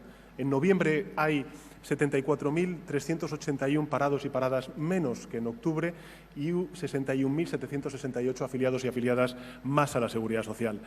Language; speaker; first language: Spanish; native; Spanish